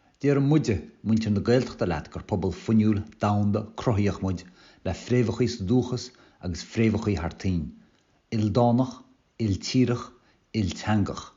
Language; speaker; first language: Irish; native; Irish